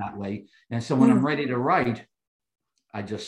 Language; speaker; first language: English; native; English